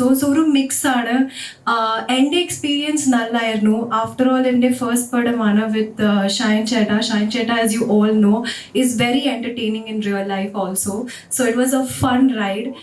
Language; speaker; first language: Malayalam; non-native, learner; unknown